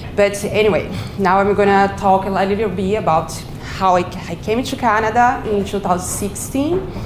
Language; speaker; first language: English; non-native, learner; Portuguese